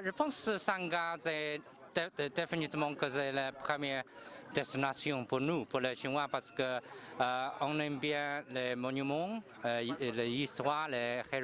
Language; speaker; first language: French; non-native, fluent; Chinese